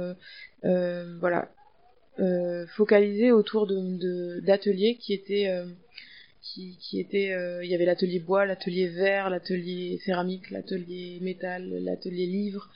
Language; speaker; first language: French; native; French